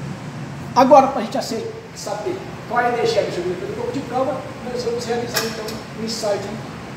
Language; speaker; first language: Portuguese; native; Portuguese